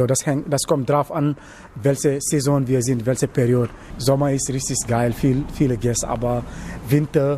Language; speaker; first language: German; non-native, learner; Wolof